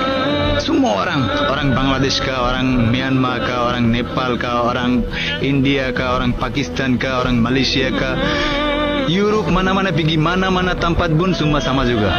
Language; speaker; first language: Malay; non-native, learner; Bangla